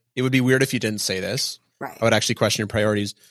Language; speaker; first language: English; native; English